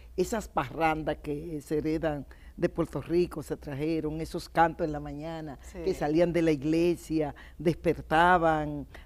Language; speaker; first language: Spanish; native; Spanish